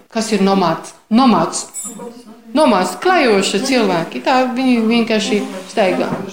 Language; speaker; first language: Latvian; non-native, fluent; Polish